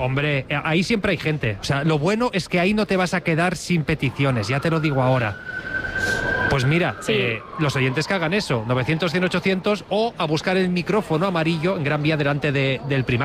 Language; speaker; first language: Spanish; native; Spanish